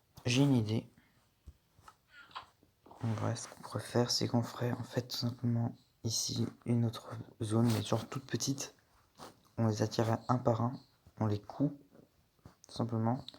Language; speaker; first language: French; native; French